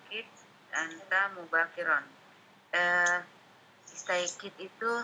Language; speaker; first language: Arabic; non-native, learner; Indonesian